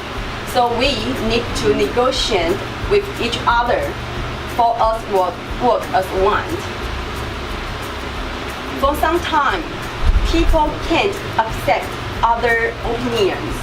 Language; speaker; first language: English; non-native, learner; Chinese